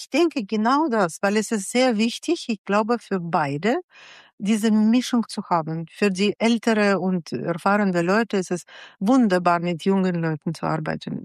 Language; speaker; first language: German; non-native, fluent; Russian